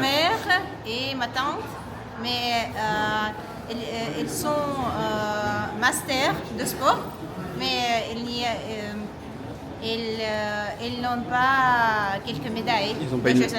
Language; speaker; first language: French; non-native, fluent; Russian